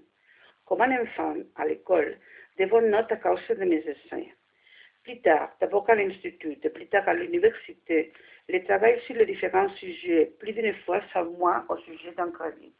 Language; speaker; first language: French; non-native, learner; Spanish